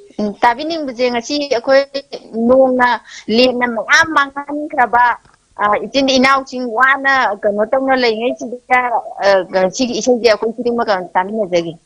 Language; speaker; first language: Manipuri; native; Manipuri